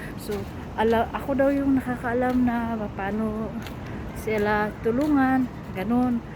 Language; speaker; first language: Filipino; non-native, local second language; Cebuano